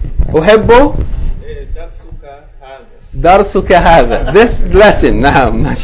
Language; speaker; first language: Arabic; non-native, fluent; English